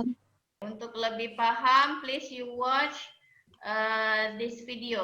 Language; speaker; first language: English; non-native, fluent; Indonesian